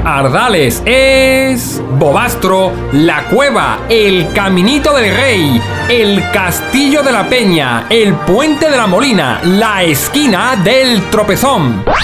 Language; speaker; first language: Spanish; native; Spanish